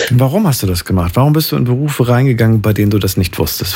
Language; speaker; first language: German; native; German